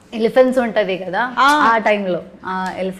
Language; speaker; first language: Telugu; non-native, learner; Malayalam